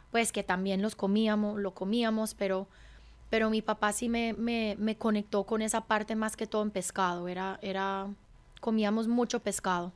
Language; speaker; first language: Spanish; early bilingual, heritage; Spanish